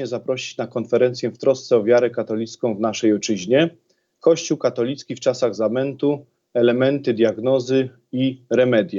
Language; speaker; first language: Polish; native; Polish